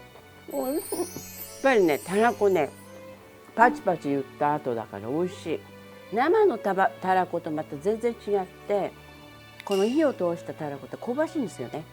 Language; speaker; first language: Japanese; early bilingual, other home language; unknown